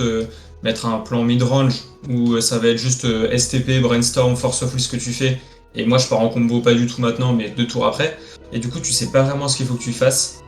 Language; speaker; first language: French; native; French